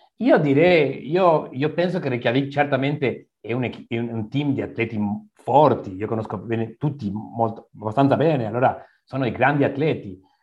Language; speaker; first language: Italian; non-native, learner; Spanish